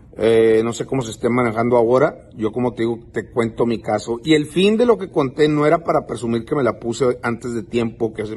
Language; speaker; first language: Spanish; early bilingual, heritage; Spanish